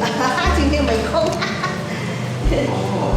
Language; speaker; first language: Chinese; early bilingual, heritage; Chinese